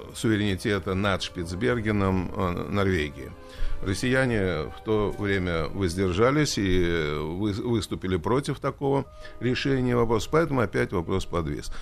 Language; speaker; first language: Russian; native; Russian